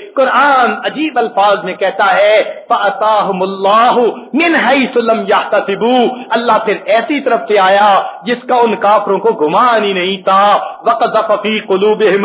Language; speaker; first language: Urdu; non-native, local second language; Punjabi